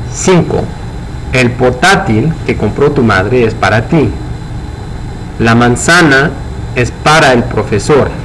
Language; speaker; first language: Spanish; non-native, fluent; English